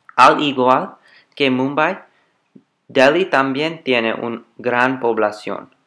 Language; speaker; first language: Spanish; non-native, learner; English